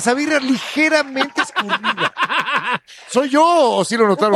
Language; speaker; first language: Spanish; native; Spanish